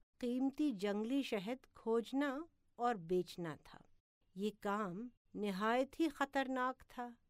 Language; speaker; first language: Urdu; native; Urdu